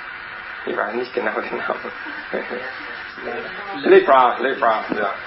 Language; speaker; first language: German; non-native, learner; Vietnamese